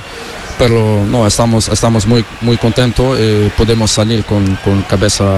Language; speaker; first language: Spanish; non-native, learner; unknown